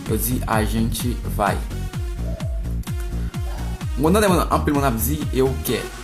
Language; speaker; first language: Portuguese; non-native, learner; Haitian Creole